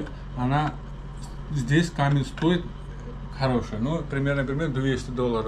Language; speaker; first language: Russian; non-native, learner; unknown